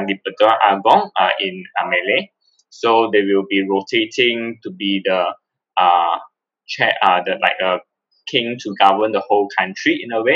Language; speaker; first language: English; non-native, local second language; Cantonese